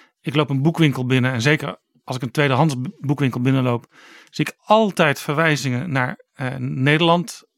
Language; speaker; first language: Dutch; native; Dutch